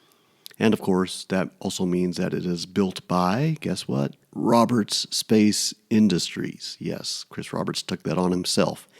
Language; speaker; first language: English; native; English